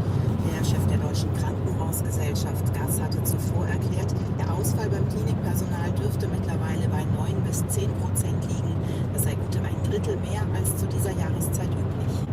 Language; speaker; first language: German; native; German